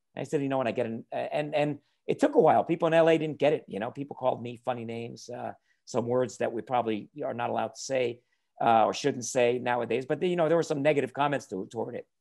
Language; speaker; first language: English; native; English